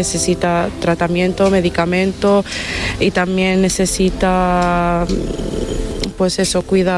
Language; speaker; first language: Spanish; non-native, fluent; Italian